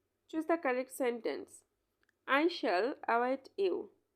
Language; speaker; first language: English; non-native, local second language; Bangla